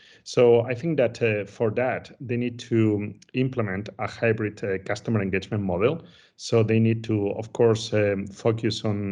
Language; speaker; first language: English; non-native, fluent; Spanish